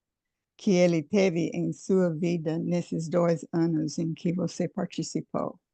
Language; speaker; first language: Portuguese; non-native, fluent; English